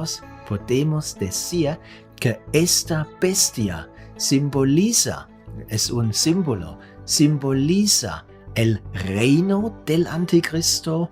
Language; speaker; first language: Spanish; non-native, fluent; German